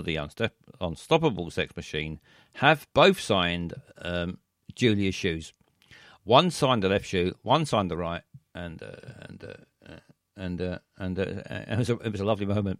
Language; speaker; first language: English; native; English